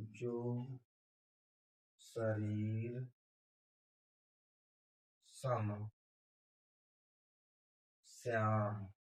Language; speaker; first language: Hindi; native; Hindi